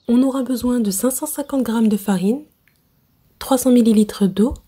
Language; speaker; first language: French; non-native, local second language; Arabic